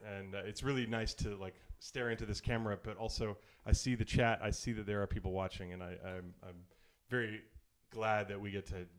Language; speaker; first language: English; native; English